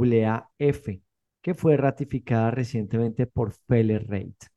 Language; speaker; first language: Spanish; native; Spanish